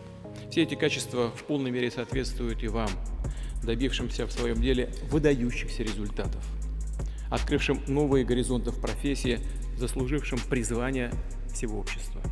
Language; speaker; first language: Russian; native; Russian